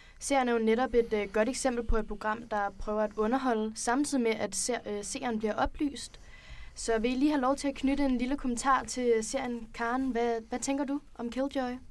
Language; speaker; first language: Danish; native; Danish